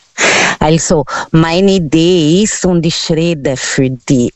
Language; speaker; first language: German; non-native, fluent; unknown